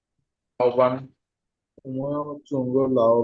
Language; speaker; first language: Chinese; non-native, learner; Bangla